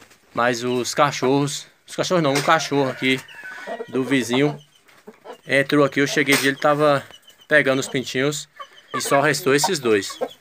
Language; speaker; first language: Portuguese; native; Portuguese